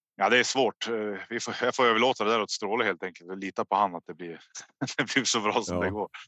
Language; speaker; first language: Swedish; native; Swedish